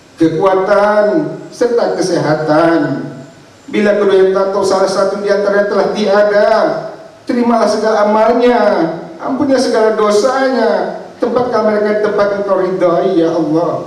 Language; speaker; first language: Indonesian; native; Indonesian